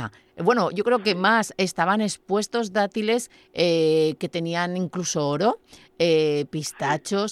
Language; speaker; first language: Spanish; native; Spanish